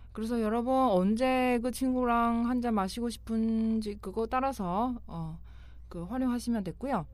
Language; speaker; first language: Korean; non-native, fluent; Chinese